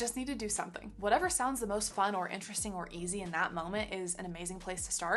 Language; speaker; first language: English; native; English